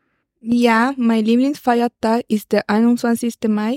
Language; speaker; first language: German; non-native, learner; Spanish